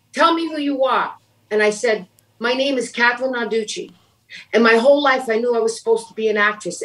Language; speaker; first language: English; native; English